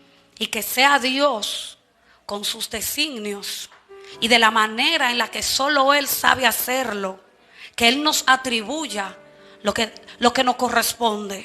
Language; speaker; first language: Spanish; native; Spanish